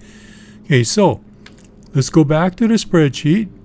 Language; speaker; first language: English; native; English